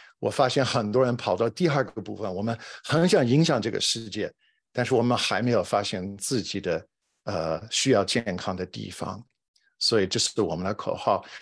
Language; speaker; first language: Chinese; non-native, fluent; English